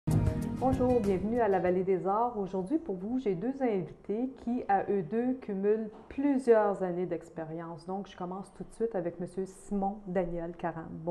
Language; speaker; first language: French; native; French